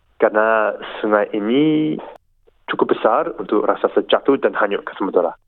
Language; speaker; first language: Indonesian; non-native, learner; English